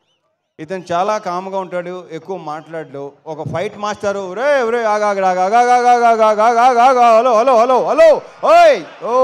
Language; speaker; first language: Telugu; native; Telugu